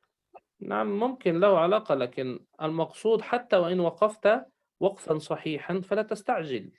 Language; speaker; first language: Arabic; native; Arabic